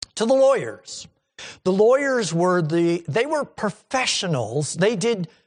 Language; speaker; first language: English; native; English